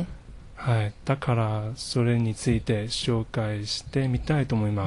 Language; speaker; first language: Japanese; non-native, fluent; Chinese